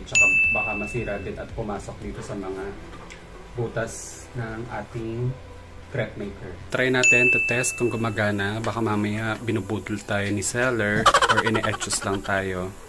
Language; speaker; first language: Filipino; native; Filipino